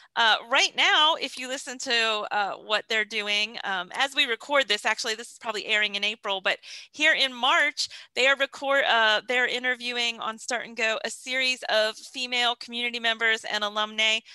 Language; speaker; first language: English; native; English